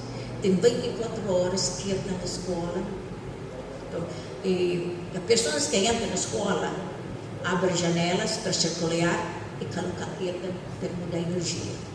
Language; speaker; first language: Portuguese; non-native, fluent; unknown